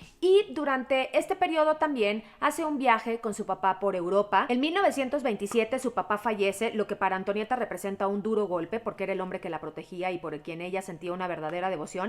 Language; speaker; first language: Spanish; native; Spanish